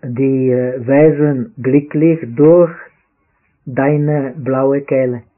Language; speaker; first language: German; non-native, fluent; Czech